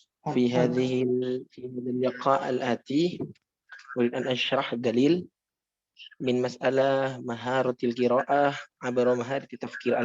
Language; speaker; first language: Arabic; non-native, learner; Indonesian